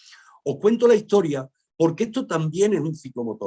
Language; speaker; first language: Spanish; native; Spanish